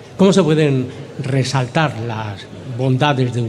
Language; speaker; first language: Spanish; native; Spanish